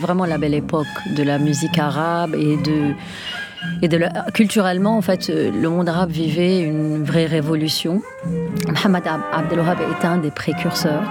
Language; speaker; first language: French; non-native, local second language; Arabic